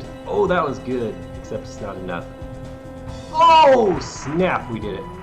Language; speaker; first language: English; native; English